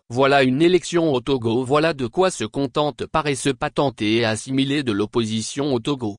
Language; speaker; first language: French; non-native, local second language; Ewe